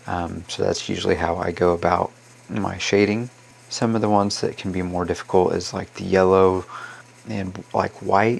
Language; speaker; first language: English; native; English